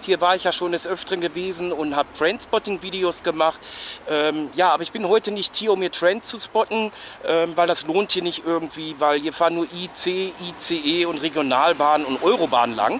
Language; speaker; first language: German; native; German